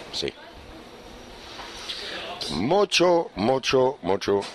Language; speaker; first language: Spanish; non-native, learner; German